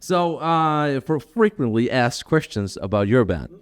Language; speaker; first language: English; non-native, fluent; Danish